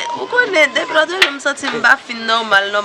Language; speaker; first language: Haitian Creole; native; Haitian Creole